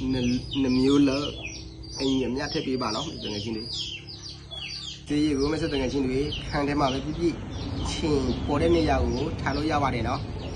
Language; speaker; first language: Burmese; non-native, local second language; S'gaw Karen